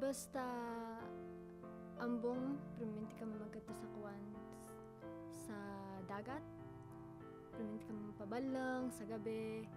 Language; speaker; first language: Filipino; non-native, local second language; Cebuano